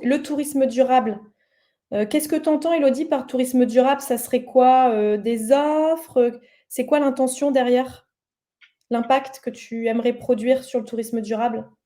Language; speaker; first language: French; native; French